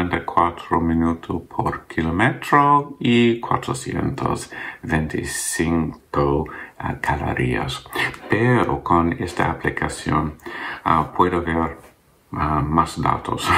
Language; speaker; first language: Spanish; non-native, learner; English